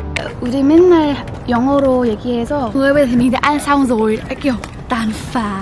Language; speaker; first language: Korean; non-native, fluent; Vietnamese